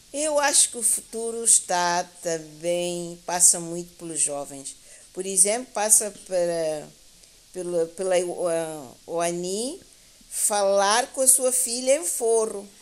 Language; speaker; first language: Portuguese; native; Portuguese